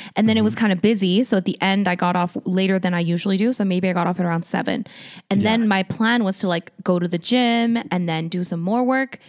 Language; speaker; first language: English; early bilingual, other home language; Korean